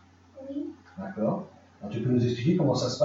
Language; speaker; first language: French; native; French